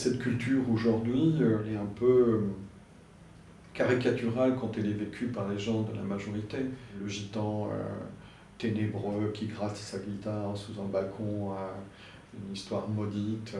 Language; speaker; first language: French; native; French